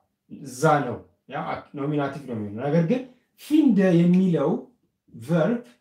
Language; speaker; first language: German; non-native, fluent; Amharic